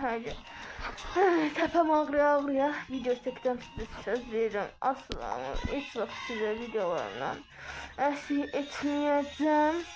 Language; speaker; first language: Turkish; non-native, local second language; Azerbaijani